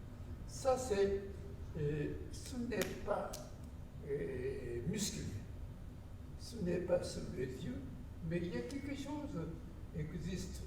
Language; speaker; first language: French; non-native, learner; Japanese